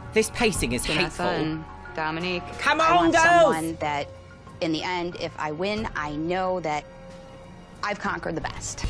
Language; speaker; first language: English; native; English